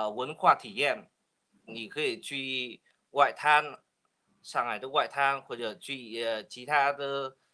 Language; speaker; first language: Chinese; non-native, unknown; Vietnamese